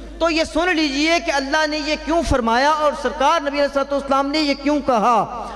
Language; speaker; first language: Urdu; non-native, local second language; Punjabi